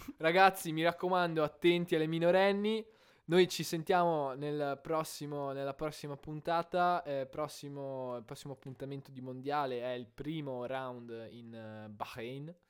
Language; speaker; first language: Italian; native; Italian